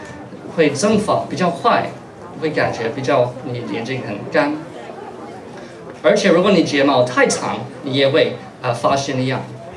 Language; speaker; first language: Chinese; non-native, fluent; English